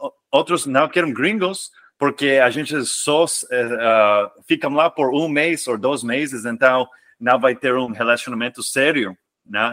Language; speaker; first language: Portuguese; non-native, fluent; English